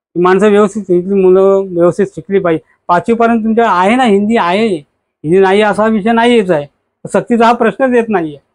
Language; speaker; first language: Marathi; native; Marathi